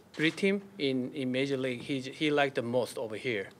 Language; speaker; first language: English; non-native, learner; Korean